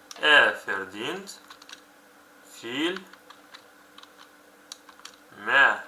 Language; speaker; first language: German; non-native, fluent; Uzbek